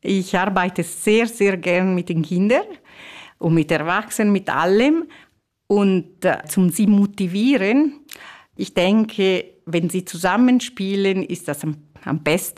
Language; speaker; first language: German; non-native, fluent; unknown